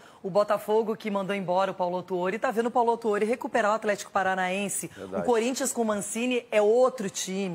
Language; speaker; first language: Portuguese; native; Portuguese